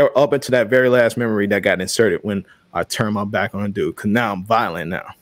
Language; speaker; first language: English; native; English